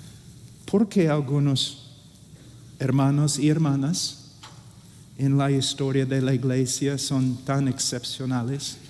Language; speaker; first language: Spanish; non-native, fluent; English